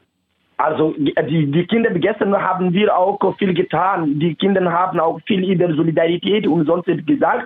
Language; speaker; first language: German; non-native, fluent; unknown